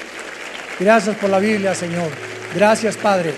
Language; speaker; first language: Spanish; native; Spanish